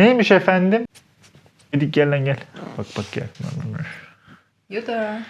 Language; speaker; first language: Turkish; native; Turkish